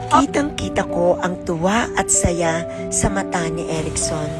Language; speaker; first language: Filipino; native; Filipino